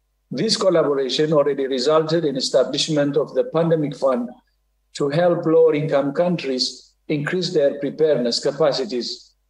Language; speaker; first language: English; non-native, fluent; Tigrinya